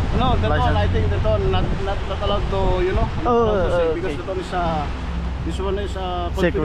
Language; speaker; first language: English; non-native, learner; Filipino